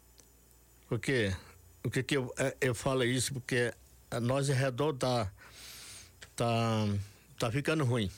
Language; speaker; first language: Portuguese; non-native, local second language; Yanomámi